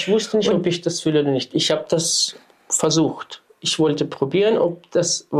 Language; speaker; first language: German; non-native, fluent; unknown